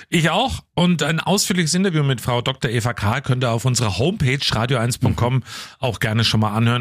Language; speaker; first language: German; native; German